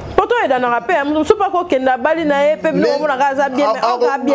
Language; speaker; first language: French; non-native, local second language; Lingala